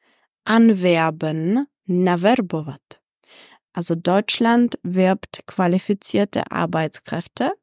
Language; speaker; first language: German; non-native, fluent; Czech